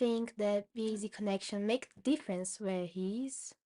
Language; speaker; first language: English; non-native, learner; Portuguese